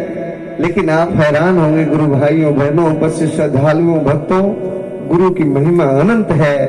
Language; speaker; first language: Hindi; native; Hindi